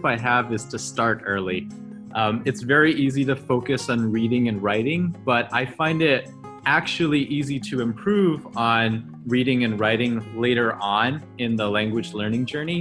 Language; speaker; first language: English; early bilingual, other home language; Chinese